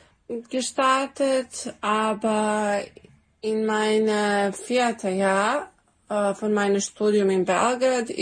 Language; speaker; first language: German; non-native, learner; Serbian